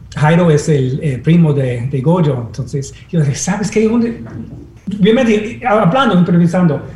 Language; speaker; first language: Spanish; non-native, fluent; English